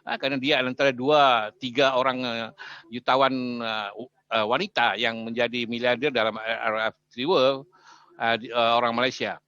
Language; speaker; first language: Malay; native; Malay